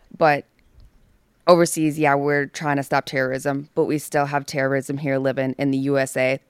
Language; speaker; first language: English; native; English